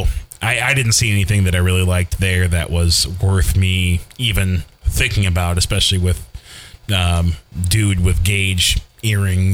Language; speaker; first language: English; native; English